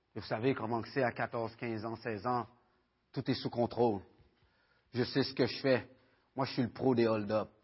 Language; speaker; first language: French; early bilingual, other home language; Haitian Creole